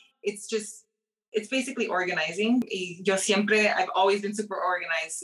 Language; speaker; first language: English; early bilingual, other home language; Spanish